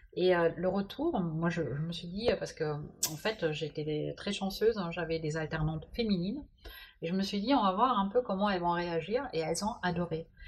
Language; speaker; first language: French; non-native, fluent; German